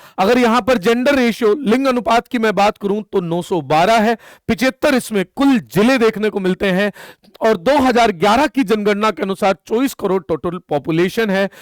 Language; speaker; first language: Hindi; native; Hindi